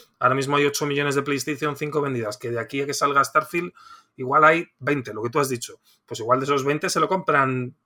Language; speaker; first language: Spanish; native; Spanish